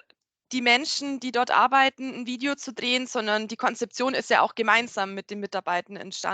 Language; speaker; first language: German; native; German